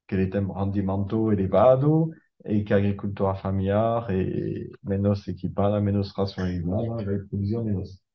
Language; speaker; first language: French; native; French